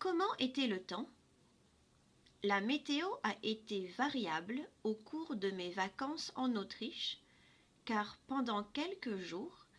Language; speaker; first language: French; non-native, fluent; English